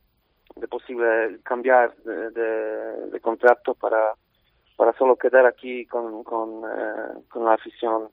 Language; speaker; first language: Spanish; non-native, fluent; Polish